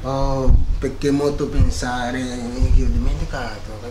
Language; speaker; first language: Italian; non-native, learner; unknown